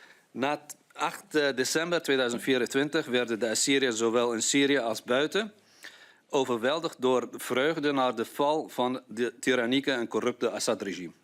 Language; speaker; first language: Dutch; non-native, fluent; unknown